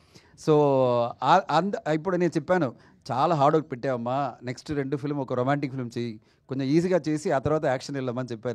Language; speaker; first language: Telugu; non-native, fluent; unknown